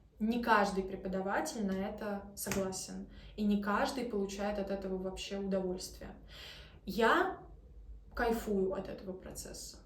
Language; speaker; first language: Russian; native; Russian